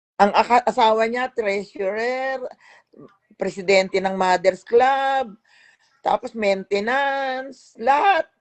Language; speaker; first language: Filipino; native; Filipino